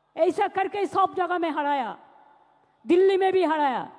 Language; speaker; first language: Hindi; non-native, local second language; Bangla